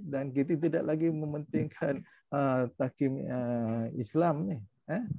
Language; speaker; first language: Malay; native; Malay